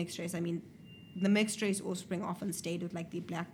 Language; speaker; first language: English; native; English